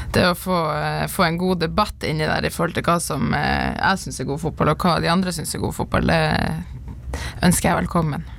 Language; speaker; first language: Norwegian; native; Norwegian